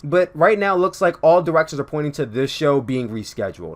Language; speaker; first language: English; native; English